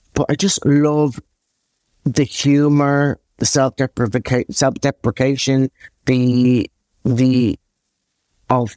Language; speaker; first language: English; native; English